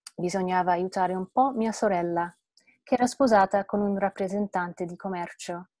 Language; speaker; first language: Italian; non-native, fluent; English